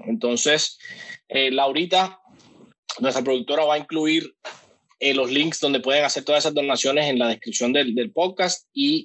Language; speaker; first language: Spanish; native; Spanish